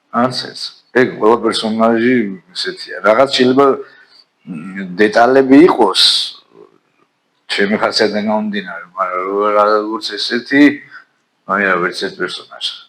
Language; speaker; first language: Georgian; native; Georgian